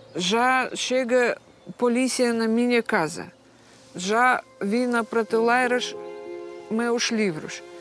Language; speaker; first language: Portuguese; non-native, learner; Russian